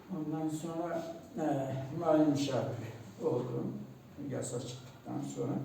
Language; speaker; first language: Turkish; non-native, local second language; Kurdish